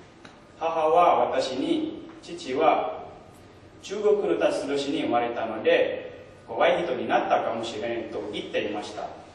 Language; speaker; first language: Japanese; non-native, learner; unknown